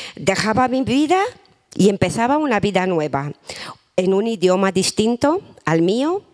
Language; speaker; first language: Spanish; non-native, fluent; Romanian